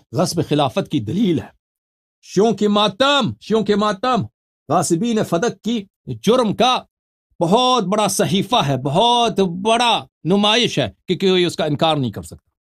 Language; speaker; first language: Urdu; non-native, fluent; Persian